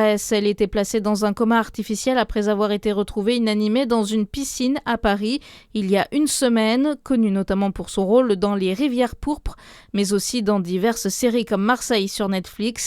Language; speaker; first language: French; native; French